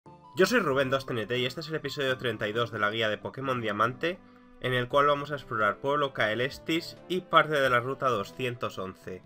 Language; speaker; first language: Spanish; native; Spanish